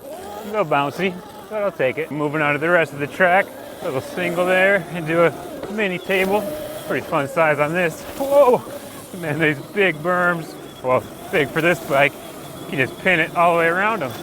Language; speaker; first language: English; native; English